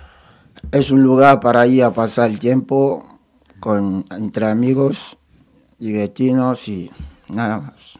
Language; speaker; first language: Spanish; non-native, fluent; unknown